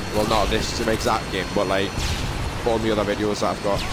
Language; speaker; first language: English; native; English